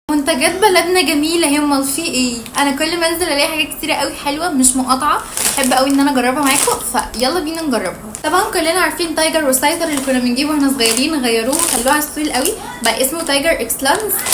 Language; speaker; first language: Arabic; native; Arabic